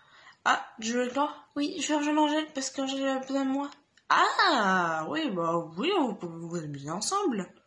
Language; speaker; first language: French; native; French